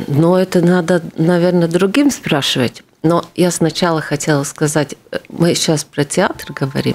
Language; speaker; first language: Russian; non-native, local second language; Latvian